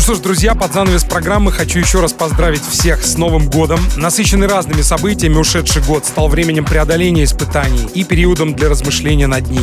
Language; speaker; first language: Russian; native; Russian